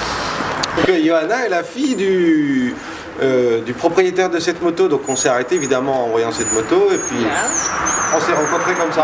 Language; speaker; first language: French; native; French